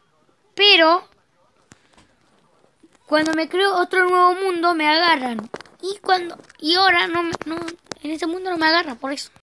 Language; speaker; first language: Spanish; native; Spanish